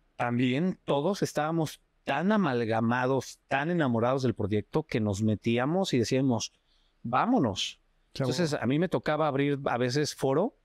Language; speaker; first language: Spanish; native; Spanish